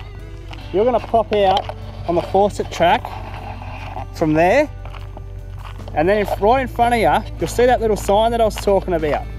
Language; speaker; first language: English; native; English